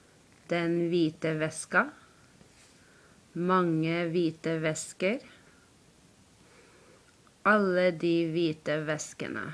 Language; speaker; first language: Norwegian; non-native, learner; English